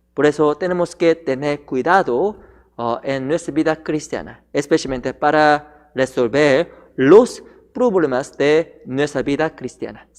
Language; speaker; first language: Spanish; non-native, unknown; Korean